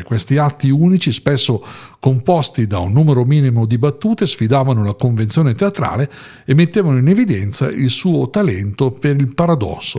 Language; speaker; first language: Italian; native; Italian